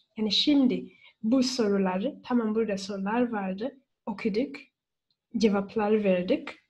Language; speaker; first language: Turkish; non-native, fluent; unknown